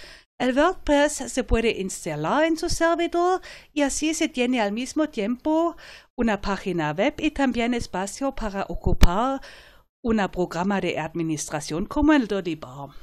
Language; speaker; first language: Spanish; non-native, fluent; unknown